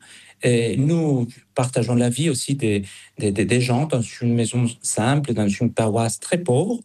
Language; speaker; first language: French; non-native, fluent; Spanish